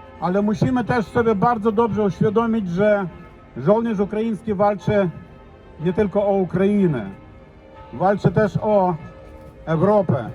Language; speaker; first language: Polish; non-native, fluent; Ukrainian